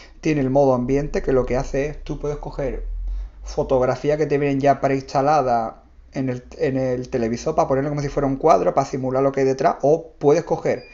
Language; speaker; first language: Spanish; native; Spanish